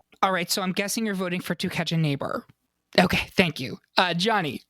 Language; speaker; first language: English; native; English